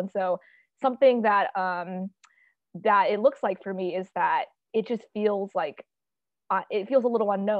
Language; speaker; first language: English; native; English